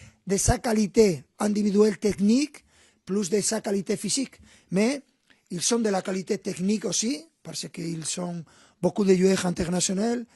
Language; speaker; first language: French; non-native, fluent; Spanish